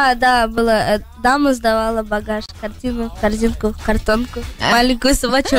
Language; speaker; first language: Russian; early bilingual, heritage; Russian